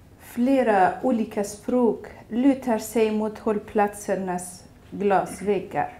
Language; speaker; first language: Swedish; non-native, fluent; Kurdish